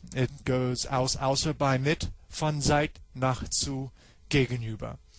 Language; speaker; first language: German; non-native, fluent; English